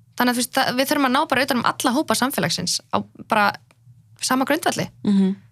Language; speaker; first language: Icelandic; early bilingual, other home language; Central Kurdish